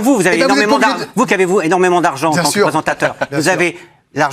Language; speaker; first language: French; native; French